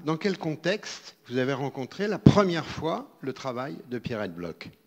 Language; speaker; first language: French; native; French